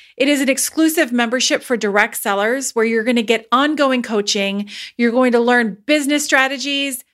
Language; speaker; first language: English; native; English